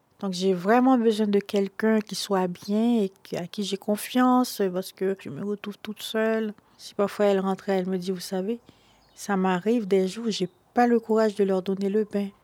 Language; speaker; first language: French; non-native, local second language; Haitian Creole